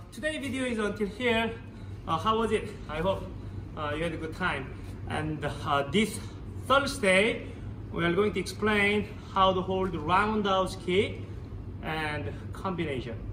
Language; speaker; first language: English; non-native, learner; Korean